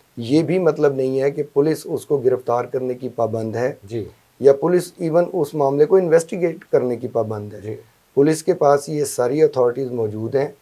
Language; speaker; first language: Urdu; non-native, local second language; Punjabi